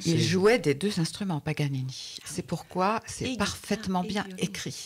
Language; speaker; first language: French; native; French